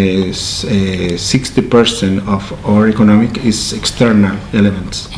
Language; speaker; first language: English; non-native, learner; Spanish